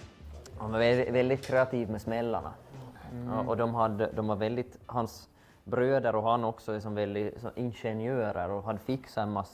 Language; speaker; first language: Swedish; native; Swedish